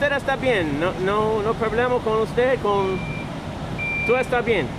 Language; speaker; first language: Spanish; non-native, learner; English